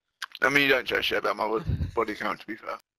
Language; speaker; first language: English; native; English